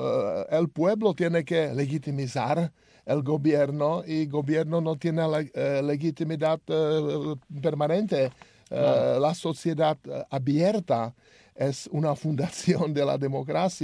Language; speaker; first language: Spanish; non-native, learner; Czech